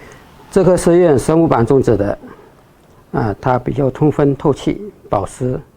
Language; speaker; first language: Chinese; native; Chinese